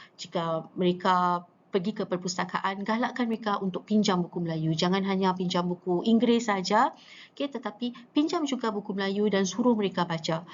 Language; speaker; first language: Malay; native; Malay